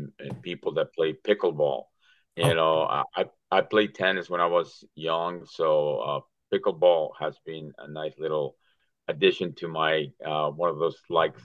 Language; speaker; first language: English; non-native, fluent; Spanish